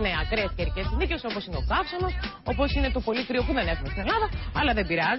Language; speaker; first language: Greek; native; Greek